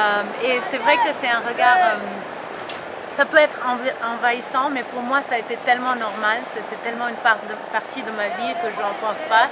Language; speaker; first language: French; early bilingual, heritage; French